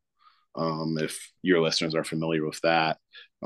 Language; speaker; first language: English; native; English